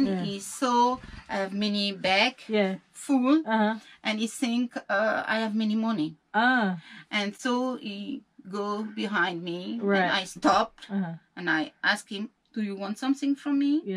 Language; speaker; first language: English; non-native, learner; French